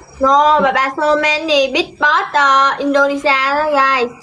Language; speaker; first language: English; non-native, learner; Vietnamese